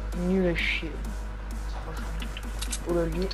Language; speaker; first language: French; native; French